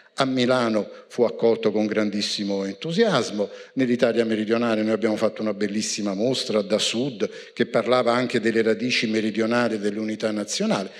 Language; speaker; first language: Italian; native; Italian